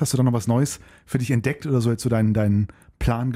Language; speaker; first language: German; native; German